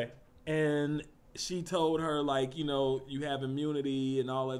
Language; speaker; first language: English; native; English